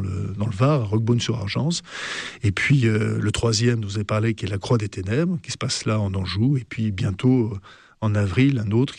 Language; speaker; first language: French; native; French